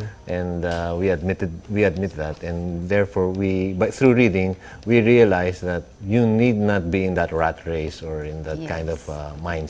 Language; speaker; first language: English; non-native, local second language; Filipino